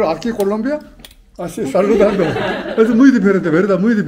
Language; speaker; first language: Spanish; non-native, learner; Korean